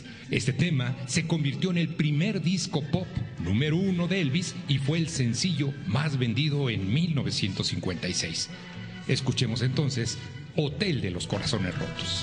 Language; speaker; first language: Spanish; native; Spanish